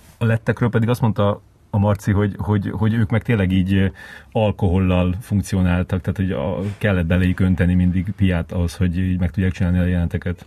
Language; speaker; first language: Hungarian; native; Hungarian